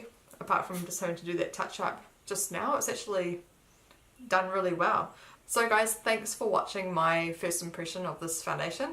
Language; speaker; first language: English; native; English